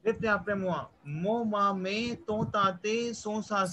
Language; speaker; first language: French; non-native, fluent; Hindi